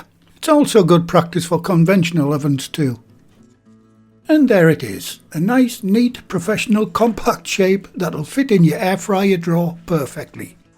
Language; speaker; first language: English; native; English